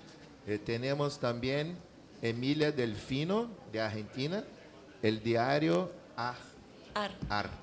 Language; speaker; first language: Spanish; non-native, fluent; Portuguese